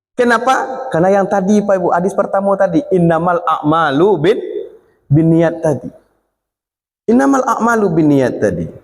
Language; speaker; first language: Malay; non-native, local second language; Minangkabau